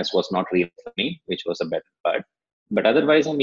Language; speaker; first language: English; non-native, local second language; Telugu